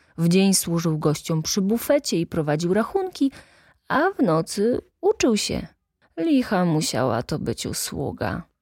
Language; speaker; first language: Polish; native; Polish